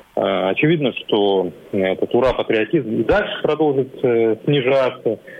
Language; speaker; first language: Russian; native; Russian